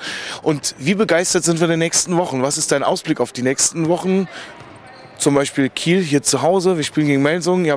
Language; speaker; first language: German; native; German